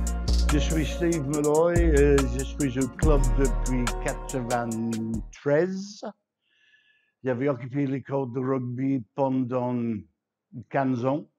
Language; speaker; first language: French; non-native, fluent; English